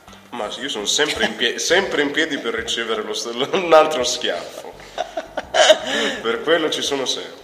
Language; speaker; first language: Italian; native; Italian